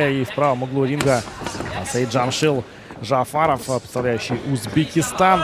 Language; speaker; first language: Russian; native; Russian